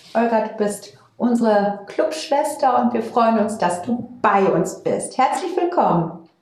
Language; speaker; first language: German; native; German